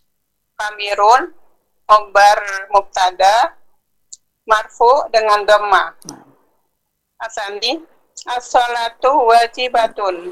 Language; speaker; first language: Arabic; non-native, fluent; Indonesian